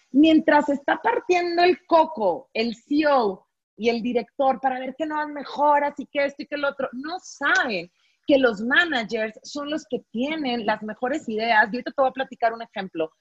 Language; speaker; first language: Spanish; native; Spanish